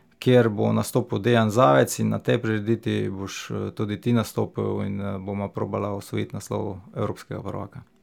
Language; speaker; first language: Slovenian; native; Slovenian